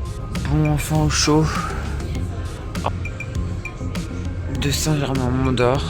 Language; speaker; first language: French; native; French